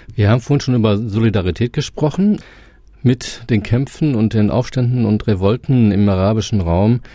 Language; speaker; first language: German; native; German